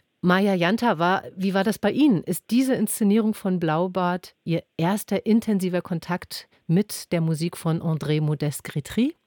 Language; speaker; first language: German; native; German